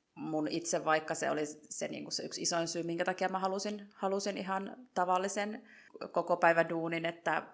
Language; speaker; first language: Finnish; native; Finnish